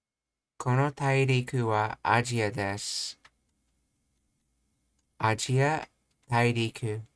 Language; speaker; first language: Japanese; non-native, learner; English